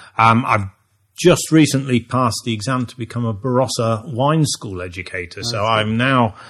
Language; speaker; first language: English; native; English